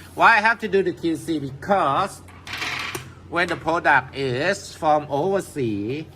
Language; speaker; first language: English; non-native, learner; Thai